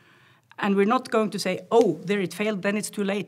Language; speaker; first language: English; non-native, fluent; Norwegian